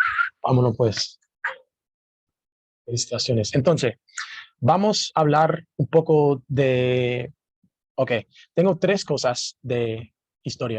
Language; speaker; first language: Spanish; non-native, learner; English